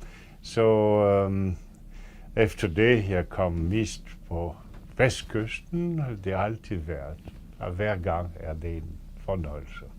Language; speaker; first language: Danish; non-native, fluent; French